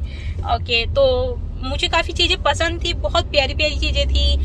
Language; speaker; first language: Hindi; native; Hindi